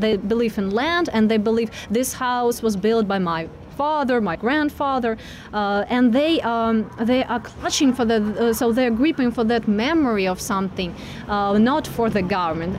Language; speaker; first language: English; non-native, fluent; Russian